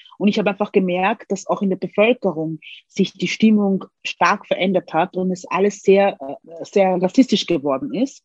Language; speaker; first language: German; early bilingual, other home language; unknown